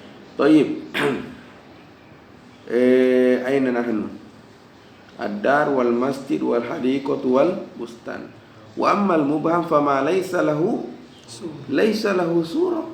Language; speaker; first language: Arabic; non-native, fluent; Indonesian